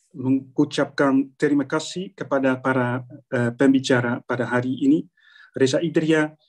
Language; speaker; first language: Indonesian; non-native, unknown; Dutch